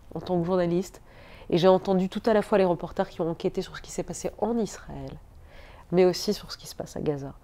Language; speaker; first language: French; native; French